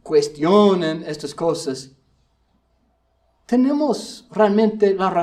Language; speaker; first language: Spanish; non-native, fluent; English